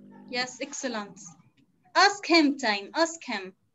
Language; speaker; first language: English; non-native, fluent; Arabic